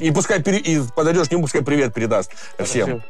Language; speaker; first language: Russian; native; Russian